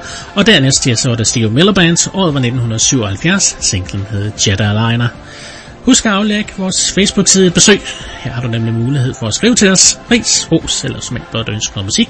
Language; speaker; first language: Danish; native; Danish